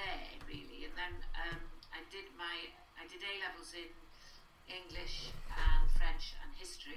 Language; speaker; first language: English; native; English